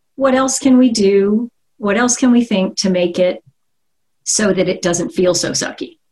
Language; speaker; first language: English; native; English